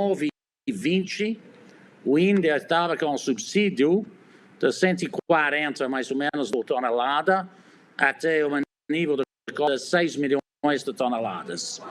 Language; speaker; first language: Portuguese; non-native, fluent; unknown